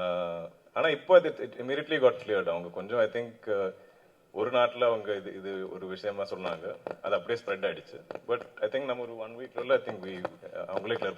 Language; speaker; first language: Tamil; non-native, local second language; Malayalam